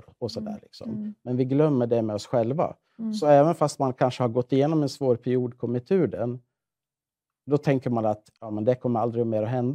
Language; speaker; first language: Swedish; native; Swedish